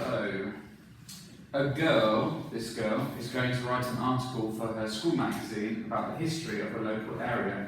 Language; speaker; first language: English; non-native, fluent; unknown